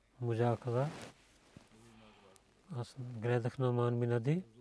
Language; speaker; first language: Bulgarian; non-native, learner; Urdu